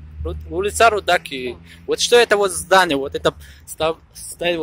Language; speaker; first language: Russian; non-native, fluent; Tajik